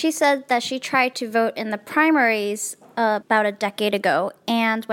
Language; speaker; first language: English; early bilingual, other home language; Chinese